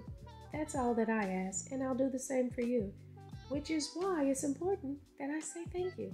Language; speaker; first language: English; native; English